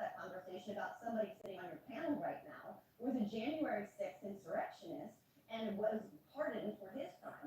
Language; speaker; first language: English; native; English